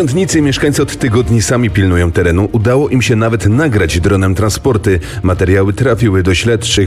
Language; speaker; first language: Polish; native; Polish